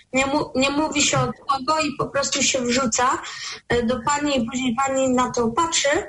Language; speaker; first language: Polish; early bilingual, heritage; Polish